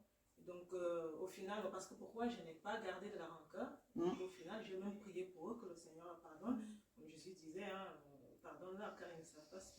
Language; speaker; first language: French; native; French